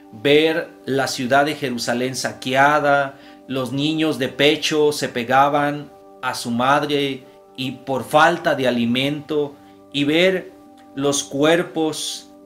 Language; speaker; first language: Spanish; native; Spanish